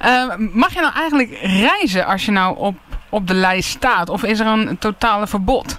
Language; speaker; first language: Dutch; native; Dutch